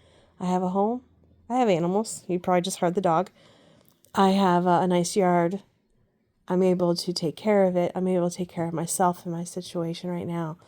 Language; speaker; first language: English; native; English